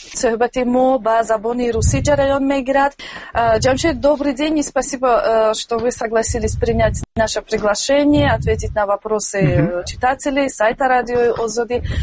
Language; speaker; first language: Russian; non-native, local second language; Tajik